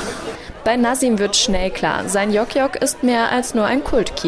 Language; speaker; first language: German; native; German